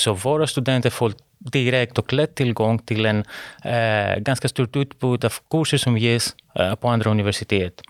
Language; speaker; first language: Swedish; non-native, fluent; Greek